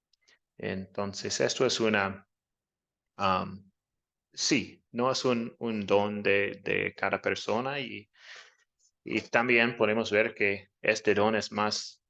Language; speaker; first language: Spanish; non-native, fluent; English